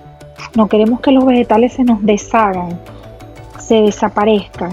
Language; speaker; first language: Spanish; native; Spanish